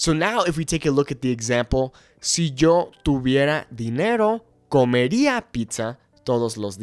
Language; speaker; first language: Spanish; non-native, fluent; English